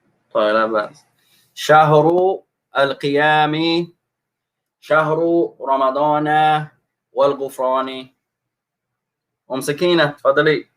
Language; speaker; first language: Arabic; non-native, fluent; English